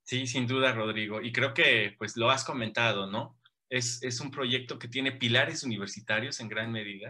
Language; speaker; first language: Spanish; native; Spanish